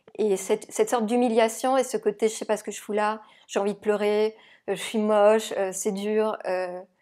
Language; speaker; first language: French; native; French